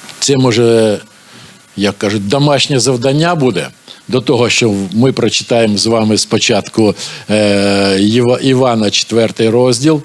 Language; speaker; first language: Ukrainian; non-native, local second language; Russian